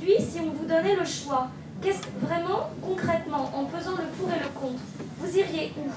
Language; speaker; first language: French; native; French